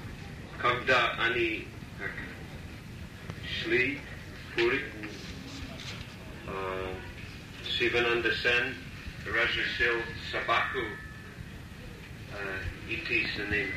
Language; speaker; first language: Russian; non-native, learner; English